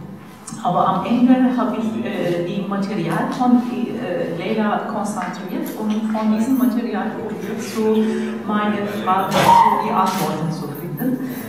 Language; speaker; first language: German; non-native, fluent; Turkish